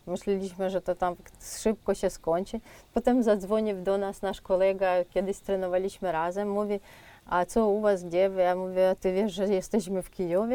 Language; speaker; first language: Polish; non-native, fluent; Ukrainian